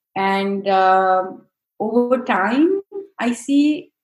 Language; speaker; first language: English; non-native, local second language; Hindi